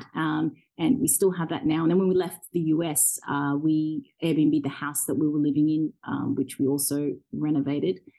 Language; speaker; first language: English; early bilingual, other home language; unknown